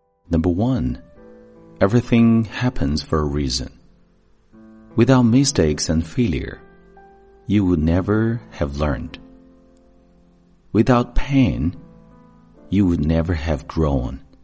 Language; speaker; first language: English; non-native, fluent; Chinese